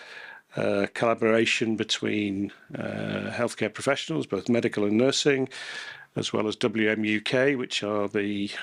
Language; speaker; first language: English; native; English